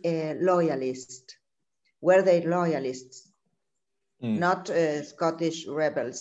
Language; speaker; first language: English; non-native, learner; Spanish